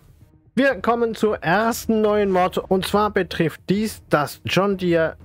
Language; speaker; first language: German; native; German